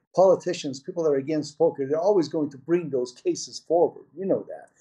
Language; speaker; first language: English; early bilingual, other home language; Persian